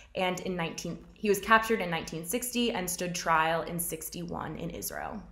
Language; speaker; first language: English; native; English